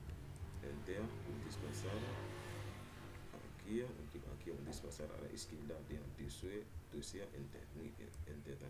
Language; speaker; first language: Spanish; non-native, learner; Haitian Creole